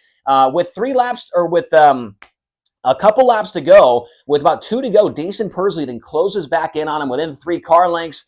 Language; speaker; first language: English; native; English